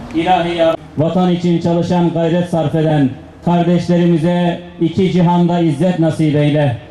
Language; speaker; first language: Turkish; native; Turkish